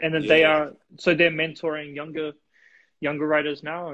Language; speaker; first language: English; native; English